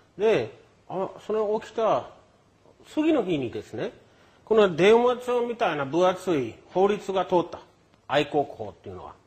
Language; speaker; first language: Japanese; non-native, fluent; English